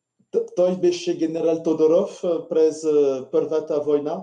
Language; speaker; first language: Bulgarian; non-native, learner; French